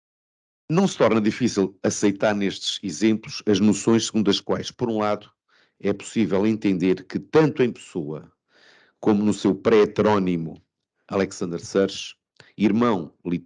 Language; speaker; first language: Portuguese; native; Portuguese